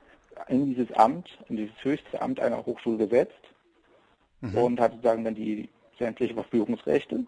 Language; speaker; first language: German; native; German